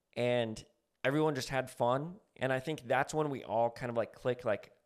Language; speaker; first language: English; native; English